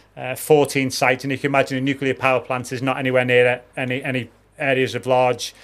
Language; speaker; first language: English; native; English